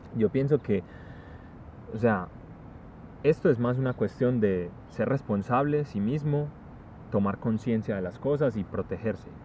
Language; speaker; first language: Spanish; native; Spanish